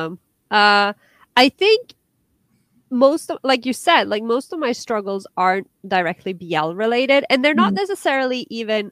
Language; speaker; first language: English; non-native, fluent; Norwegian